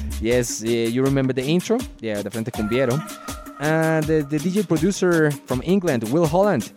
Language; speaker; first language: English; non-native, fluent; Spanish